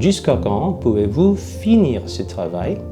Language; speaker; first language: French; non-native, fluent; Korean